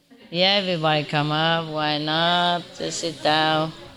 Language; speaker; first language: English; non-native, fluent; Vietnamese